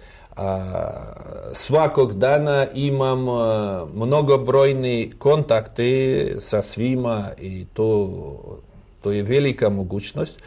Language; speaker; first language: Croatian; non-native, fluent; Russian